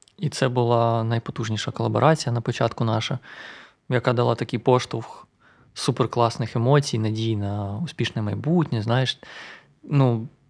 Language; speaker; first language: Ukrainian; non-native, local second language; Russian